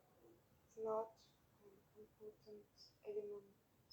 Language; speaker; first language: English; non-native, learner; French